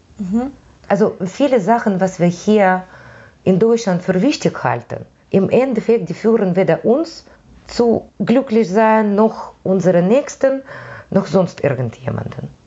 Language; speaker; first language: German; non-native, fluent; Russian